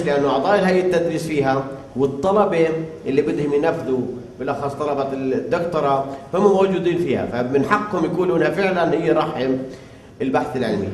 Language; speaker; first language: Arabic; native; Arabic